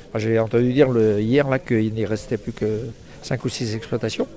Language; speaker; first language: French; native; French